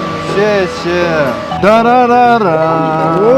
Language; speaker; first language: Chinese; non-native, learner; Tajik